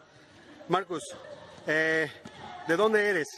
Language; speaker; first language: Spanish; native; Spanish